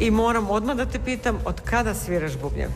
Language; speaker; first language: Serbian; native; Serbian